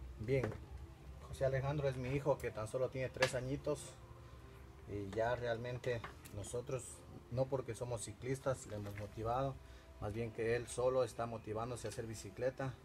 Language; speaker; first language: Spanish; native; Spanish